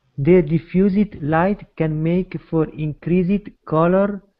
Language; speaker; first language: English; non-native, learner; Italian